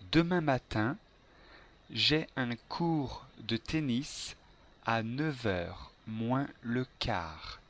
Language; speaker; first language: French; non-native, learner; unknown